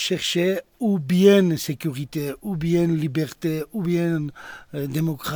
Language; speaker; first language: French; non-native, learner; Georgian